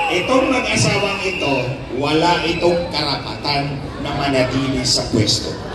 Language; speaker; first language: Filipino; non-native, local second language; Cebuano